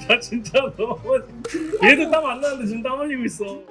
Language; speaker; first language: Korean; native; Korean